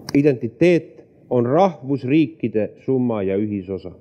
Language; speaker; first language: Estonian; native; Estonian